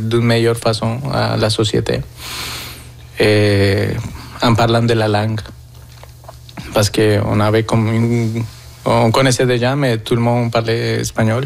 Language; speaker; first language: French; non-native, fluent; Spanish